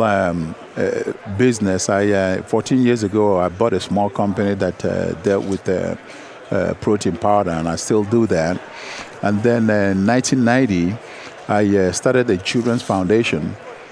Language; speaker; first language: English; non-native, local second language; Igbo